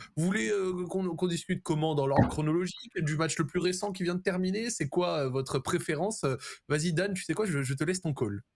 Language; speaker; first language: French; native; French